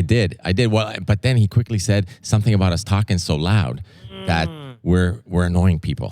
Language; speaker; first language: English; native; English